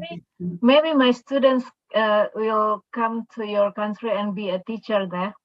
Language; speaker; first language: English; non-native, local second language; Indonesian